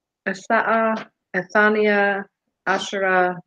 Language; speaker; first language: Arabic; non-native, learner; English